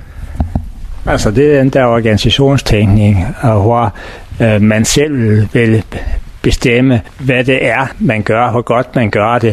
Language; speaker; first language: Danish; native; Danish